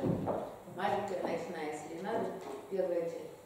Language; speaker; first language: Russian; native; Russian